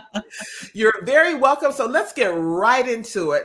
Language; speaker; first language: English; native; English